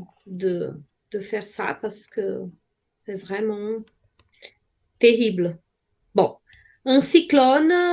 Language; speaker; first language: French; non-native, fluent; Portuguese